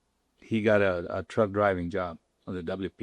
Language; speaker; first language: English; non-native, local second language; Spanish